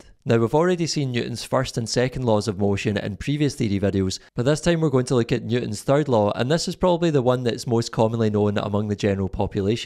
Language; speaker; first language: English; native; English